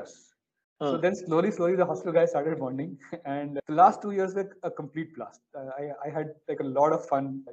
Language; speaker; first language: English; non-native, local second language; Hindi